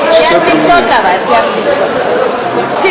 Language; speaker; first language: Russian; native; Russian